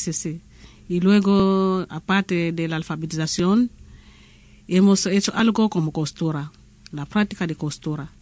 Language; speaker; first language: Spanish; non-native, learner; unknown